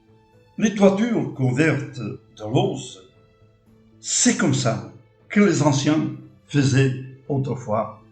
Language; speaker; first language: French; non-native, fluent; Portuguese